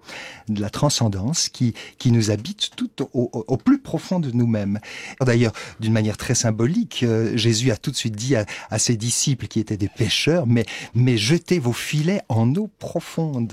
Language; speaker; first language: French; native; French